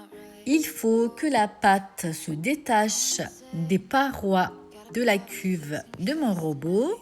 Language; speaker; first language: French; native; French